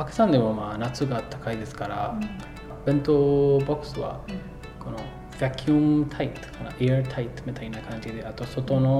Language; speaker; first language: Japanese; non-native, fluent; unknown